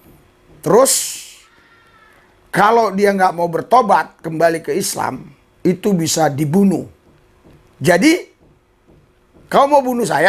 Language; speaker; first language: Indonesian; native; Indonesian